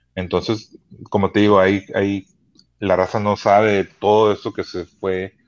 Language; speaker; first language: Spanish; early bilingual, heritage; Spanish